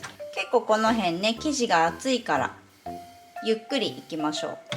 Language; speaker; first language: Japanese; native; Japanese